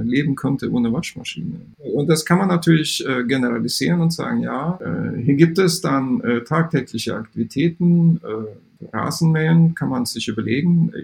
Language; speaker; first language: German; non-native, fluent; Swedish